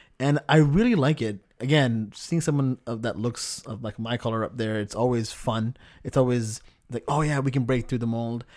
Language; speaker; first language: English; native; English